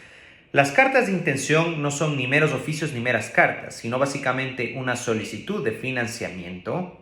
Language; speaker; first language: Spanish; native; Spanish